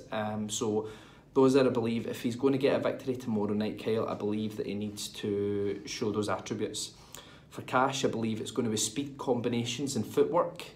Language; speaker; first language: English; native; English